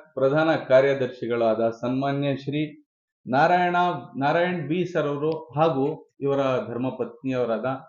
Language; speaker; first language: Kannada; native; Kannada